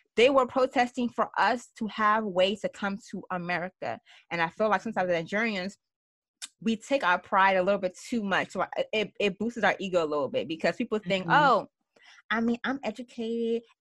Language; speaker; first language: English; early bilingual, other home language; Yoruba